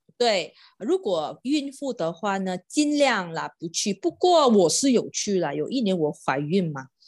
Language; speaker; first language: Chinese; non-native, local second language; Malay